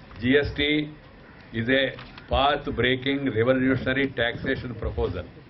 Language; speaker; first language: English; non-native, local second language; Telugu